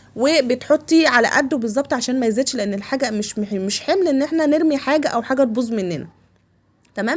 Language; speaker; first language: Arabic; native; Arabic